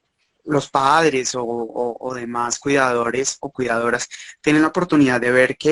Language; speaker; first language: Spanish; native; Spanish